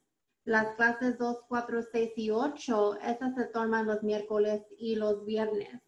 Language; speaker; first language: Spanish; early bilingual, heritage; Spanish